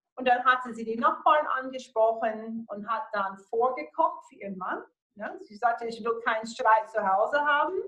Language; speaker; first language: German; non-native, fluent; English